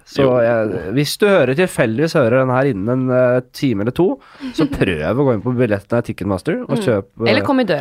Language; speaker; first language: Norwegian; native; Norwegian